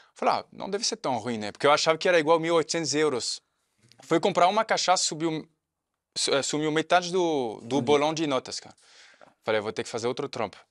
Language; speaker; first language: Portuguese; non-native, fluent; French